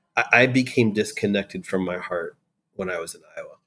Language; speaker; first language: English; native; English